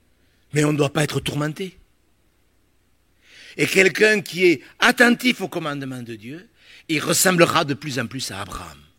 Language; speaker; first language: French; native; French